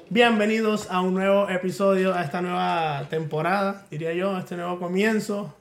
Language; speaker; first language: Spanish; native; Spanish